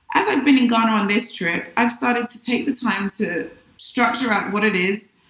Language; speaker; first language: English; native; English